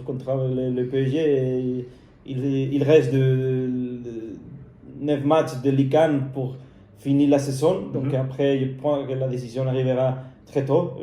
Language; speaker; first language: French; non-native, fluent; Spanish